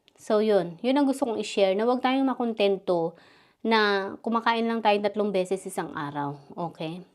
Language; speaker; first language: Filipino; native; Filipino